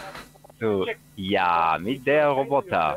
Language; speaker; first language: German; non-native, learner; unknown